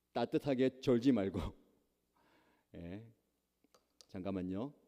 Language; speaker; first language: Korean; native; Korean